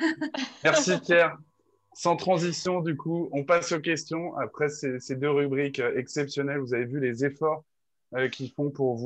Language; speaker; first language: French; native; French